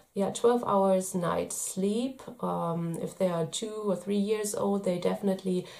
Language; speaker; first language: English; non-native, fluent; German